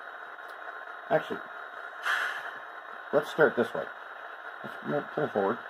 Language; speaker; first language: English; native; English